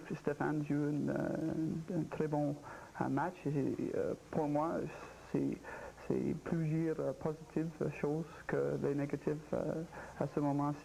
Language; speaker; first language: French; non-native, local second language; English